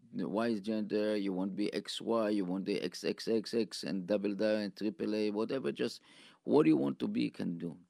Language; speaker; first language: English; non-native, fluent; Hebrew